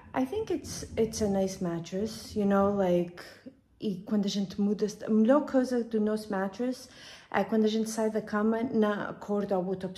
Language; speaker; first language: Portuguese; early bilingual, heritage; Portuguese